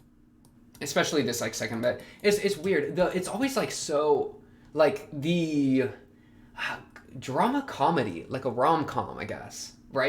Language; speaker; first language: English; native; English